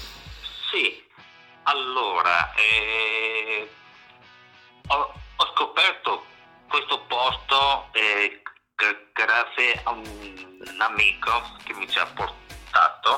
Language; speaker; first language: Italian; native; Italian